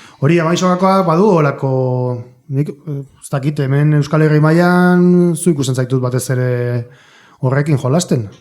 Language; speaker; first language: Basque; native; Basque